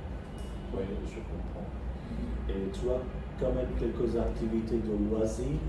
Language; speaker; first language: French; non-native, fluent; Bangla